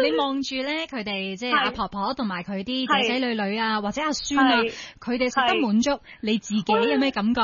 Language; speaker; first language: Cantonese; native; Cantonese